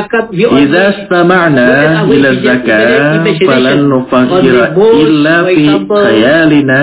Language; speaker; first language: Arabic; non-native, fluent; Indonesian